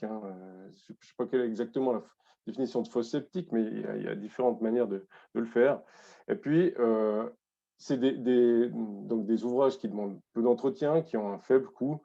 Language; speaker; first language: French; native; French